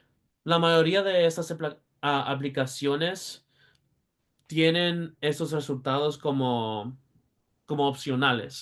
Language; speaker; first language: Spanish; early bilingual, heritage; Spanish